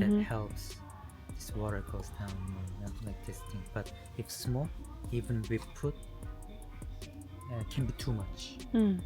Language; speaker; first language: English; non-native, learner; Korean